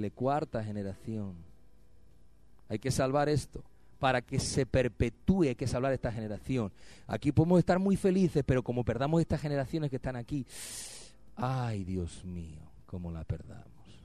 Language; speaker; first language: Spanish; native; Spanish